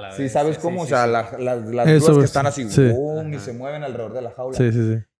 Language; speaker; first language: Spanish; native; Spanish